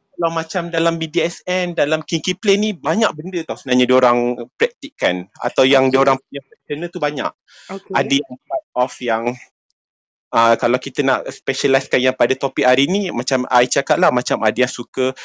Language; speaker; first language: Malay; native; Malay